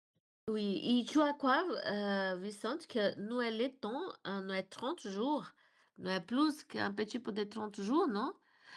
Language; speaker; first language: French; non-native, learner; Portuguese